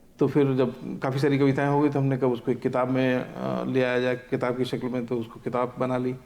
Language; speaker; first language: Hindi; native; Hindi